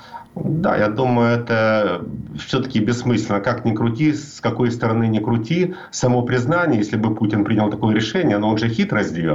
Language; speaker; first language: Russian; native; Russian